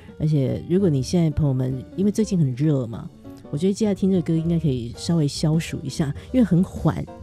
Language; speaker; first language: Chinese; native; Chinese